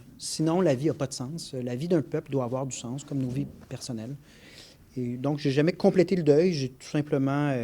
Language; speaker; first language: French; native; French